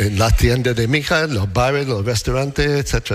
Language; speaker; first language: Spanish; non-native, fluent; English